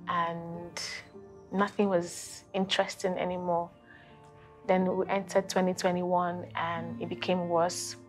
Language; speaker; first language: English; non-native, local second language; Igbo